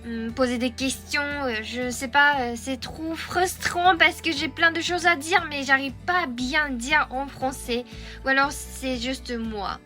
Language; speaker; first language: French; non-native, fluent; Japanese